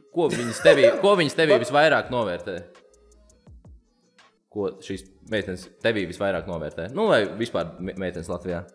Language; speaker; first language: Latvian; native; Latvian